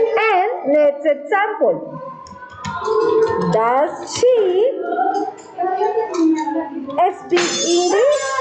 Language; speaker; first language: English; non-native, learner; Spanish